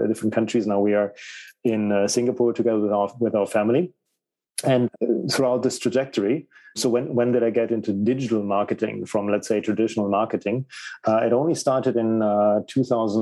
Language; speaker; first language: English; non-native, fluent; German